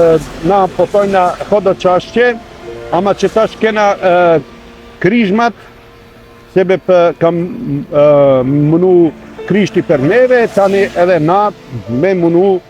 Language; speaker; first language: Albanian; non-native, local second language; Croatian